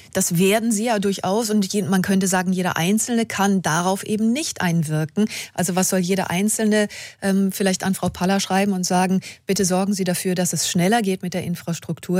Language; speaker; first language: German; native; German